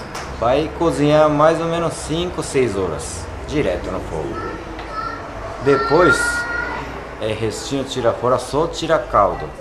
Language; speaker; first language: Portuguese; non-native, learner; Japanese